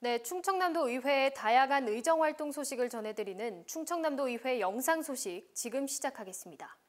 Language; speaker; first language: Korean; native; Korean